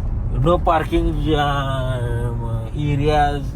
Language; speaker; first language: English; non-native, learner; Marathi